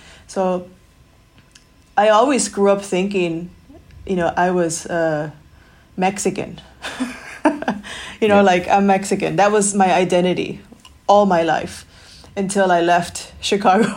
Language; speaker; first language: English; native; English